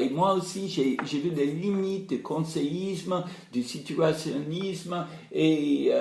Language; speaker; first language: French; non-native, fluent; English